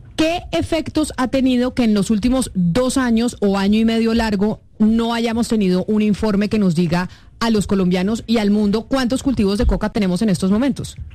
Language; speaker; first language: Spanish; native; Spanish